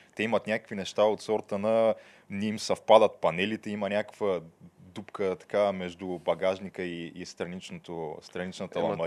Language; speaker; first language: Bulgarian; native; Bulgarian